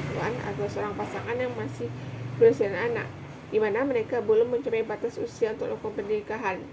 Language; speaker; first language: Indonesian; native; Indonesian